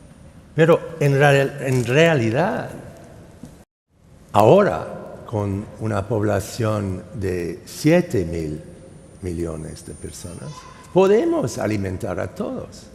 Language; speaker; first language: Spanish; non-native, fluent; English